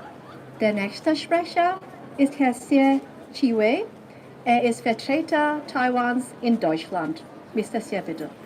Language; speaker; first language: German; non-native, fluent; Cantonese